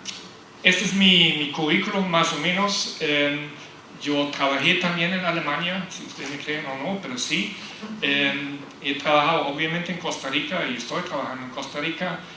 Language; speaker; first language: Spanish; non-native, fluent; German